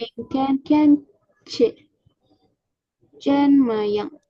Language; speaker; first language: Chinese; non-native, learner; Indonesian